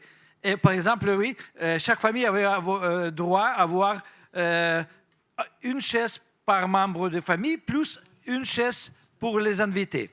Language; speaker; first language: French; non-native, fluent; Russian